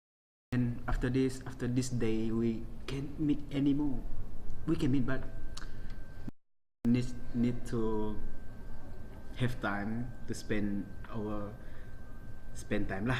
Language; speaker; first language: English; non-native, learner; Malay